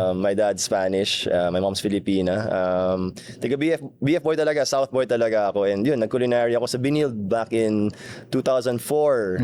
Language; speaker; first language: Filipino; native; Filipino